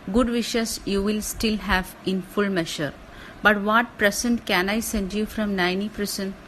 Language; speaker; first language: English; non-native, local second language; Malayalam